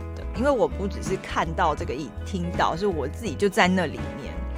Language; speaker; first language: Chinese; native; Chinese